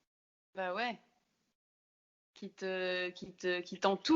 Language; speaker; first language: French; native; French